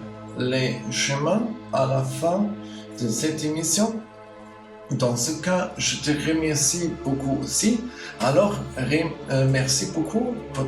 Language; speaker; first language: French; non-native, learner; German